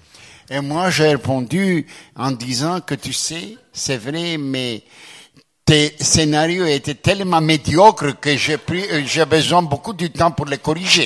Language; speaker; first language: French; non-native, fluent; Greek